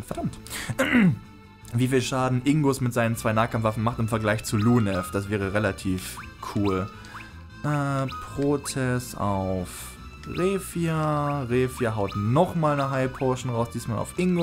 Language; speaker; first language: German; native; German